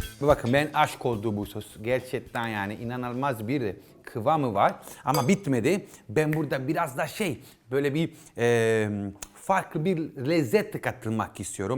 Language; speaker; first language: Turkish; non-native, fluent; Italian